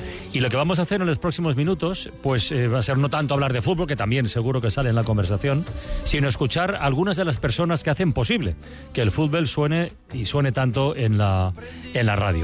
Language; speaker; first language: Spanish; native; Spanish